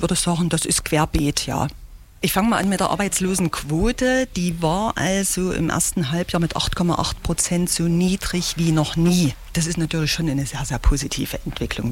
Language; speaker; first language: German; native; German